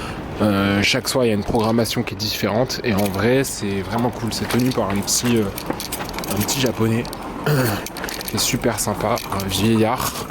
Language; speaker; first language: French; native; French